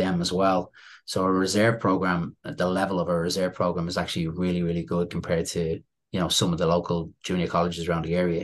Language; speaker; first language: English; native; English